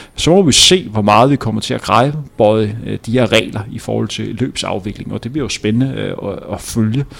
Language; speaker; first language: Danish; native; Danish